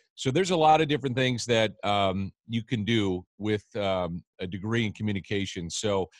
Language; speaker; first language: English; native; English